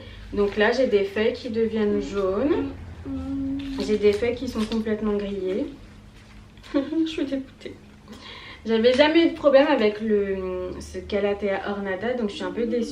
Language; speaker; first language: French; native; French